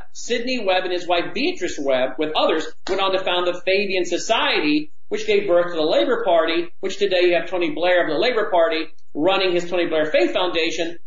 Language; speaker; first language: English; native; English